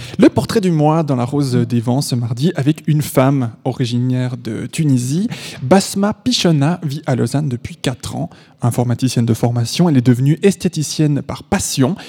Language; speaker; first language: French; native; French